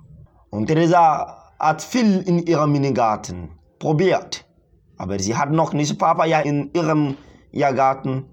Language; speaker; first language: German; non-native, fluent; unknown